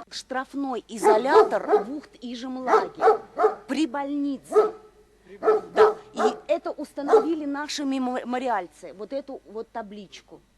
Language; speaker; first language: Russian; native; Russian